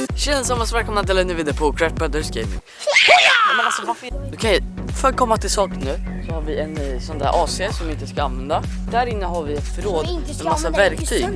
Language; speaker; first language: Swedish; native; Swedish